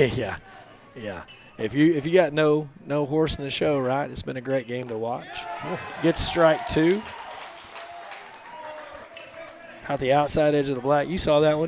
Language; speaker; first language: English; native; English